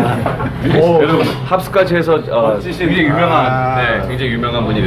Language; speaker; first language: Korean; native; Korean